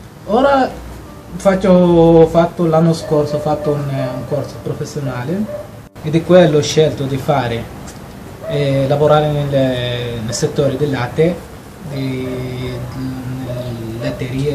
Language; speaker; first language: Italian; non-native, fluent; Arabic